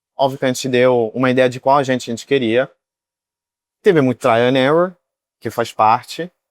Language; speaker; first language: Portuguese; non-native, fluent; Italian